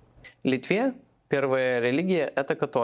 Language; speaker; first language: Russian; non-native, learner; Lithuanian